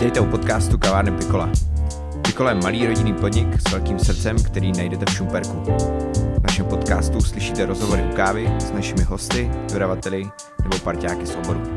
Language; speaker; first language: Czech; native; Czech